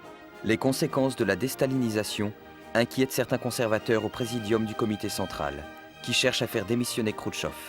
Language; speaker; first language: French; native; French